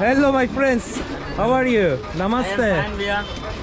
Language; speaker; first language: English; non-native, learner; Turkish